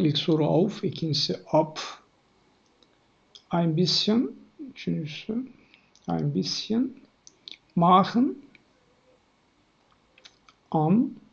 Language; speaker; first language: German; non-native, fluent; Turkish